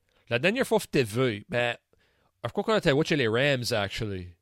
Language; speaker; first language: French; early bilingual, heritage; French